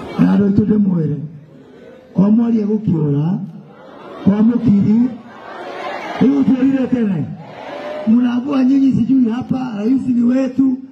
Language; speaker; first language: Swahili; non-native, local second language; Kikuyu